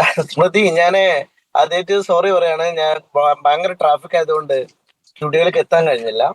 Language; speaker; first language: Malayalam; native; Malayalam